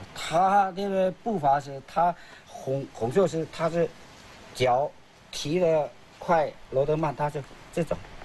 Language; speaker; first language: Chinese; native; Chinese